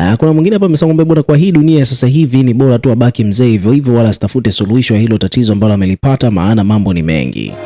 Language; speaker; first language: Swahili; native; Swahili